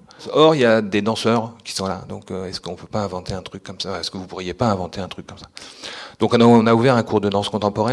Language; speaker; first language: French; native; French